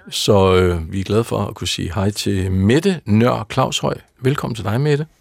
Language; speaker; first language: Danish; native; Danish